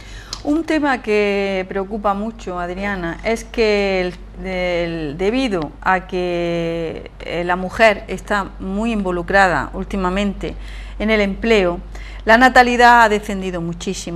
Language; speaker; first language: Spanish; native; Spanish